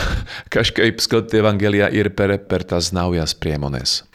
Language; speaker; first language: Lithuanian; non-native, fluent; Slovak